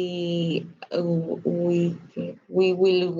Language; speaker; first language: English; non-native, learner; Spanish